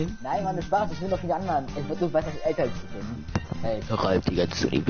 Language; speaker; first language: German; native; German